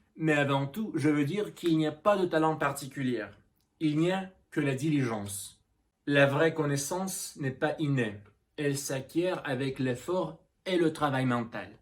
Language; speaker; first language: French; non-native, learner; Russian